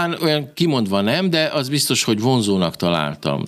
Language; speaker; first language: Hungarian; native; Hungarian